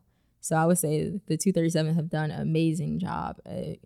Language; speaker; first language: English; native; English